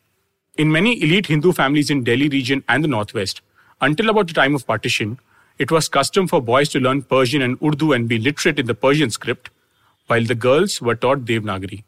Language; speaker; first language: English; non-native, local second language; Hindi